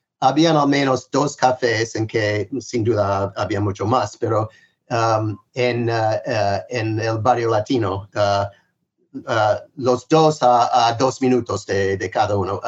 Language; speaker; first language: Spanish; non-native, fluent; English